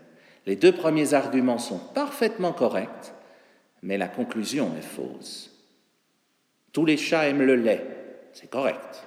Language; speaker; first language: French; native; French